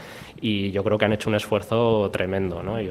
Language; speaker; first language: Spanish; native; Spanish